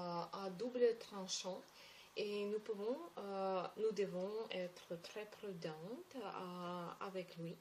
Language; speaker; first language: French; non-native, learner; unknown